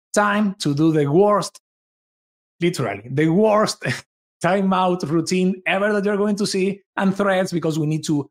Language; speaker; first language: English; non-native, fluent; Spanish